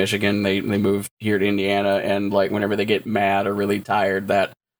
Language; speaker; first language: English; native; English